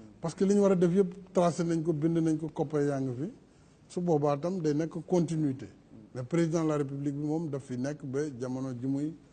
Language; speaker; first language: Wolof; non-native, local second language; Fula